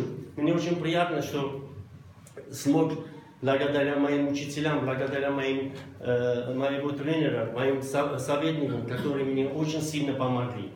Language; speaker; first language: Russian; non-native, local second language; Armenian